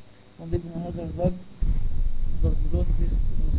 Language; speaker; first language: German; non-native, learner; Turkish